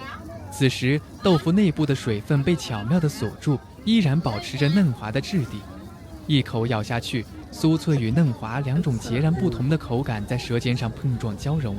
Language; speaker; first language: Chinese; native; Chinese